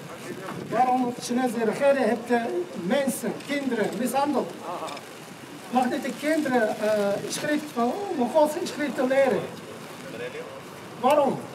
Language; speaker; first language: Dutch; non-native, learner; Mongolian